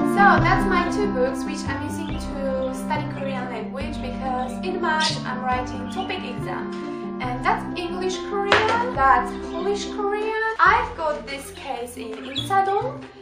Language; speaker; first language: English; non-native, fluent; Polish